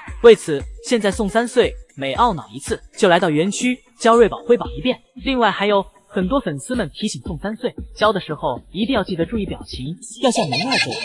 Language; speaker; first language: Chinese; native; Chinese